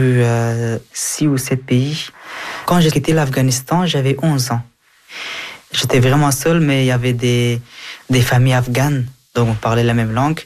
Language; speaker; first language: French; early bilingual, other home language; Persian